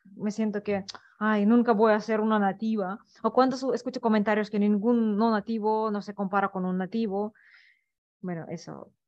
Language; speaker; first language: Spanish; non-native, fluent; Russian